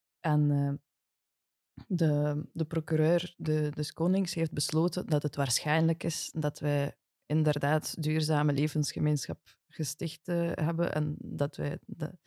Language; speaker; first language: Dutch; non-native, fluent; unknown